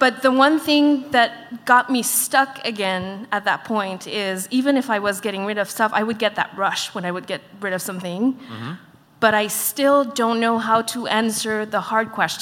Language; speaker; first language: English; native; English